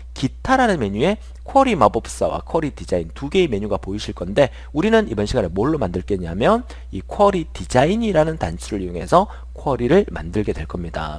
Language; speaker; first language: Korean; native; Korean